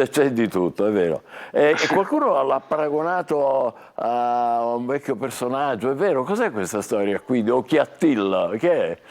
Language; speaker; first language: Italian; native; Italian